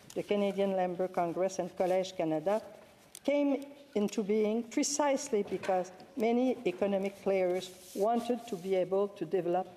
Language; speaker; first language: English; non-native, fluent; French